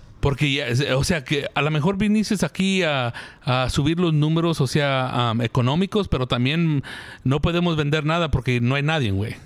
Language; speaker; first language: Spanish; early bilingual, heritage; Spanish